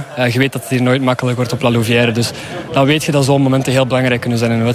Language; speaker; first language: Dutch; native; Dutch